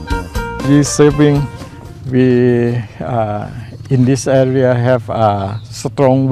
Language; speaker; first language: English; non-native, learner; Thai